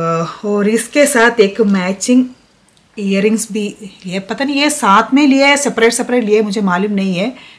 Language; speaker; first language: Hindi; non-native, local second language; Malayalam